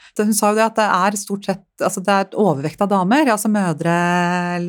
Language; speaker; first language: Norwegian; native; Norwegian